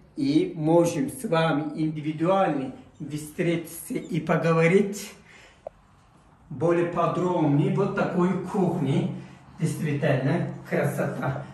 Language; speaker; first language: Russian; non-native, learner; Turkish